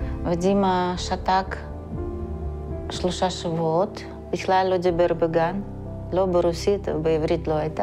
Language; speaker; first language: Hebrew; non-native, fluent; Russian